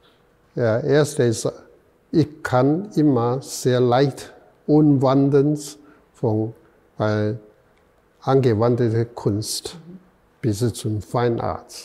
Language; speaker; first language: German; non-native, fluent; Chinese